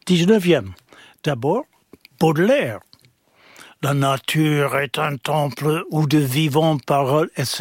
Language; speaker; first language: French; non-native, fluent; English